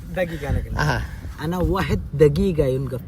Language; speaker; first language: Arabic; non-native, learner; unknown